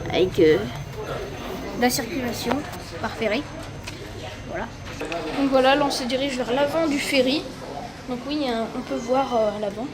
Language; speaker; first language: French; native; French